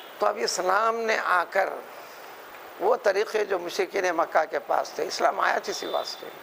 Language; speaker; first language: Urdu; native; Urdu